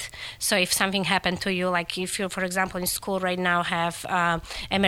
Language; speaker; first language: English; non-native, fluent; Polish